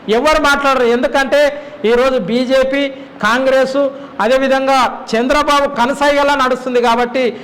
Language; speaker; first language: Telugu; native; Telugu